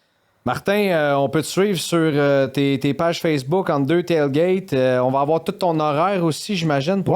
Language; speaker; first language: French; native; French